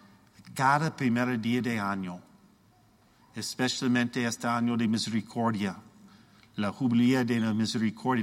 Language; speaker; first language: Spanish; non-native, learner; English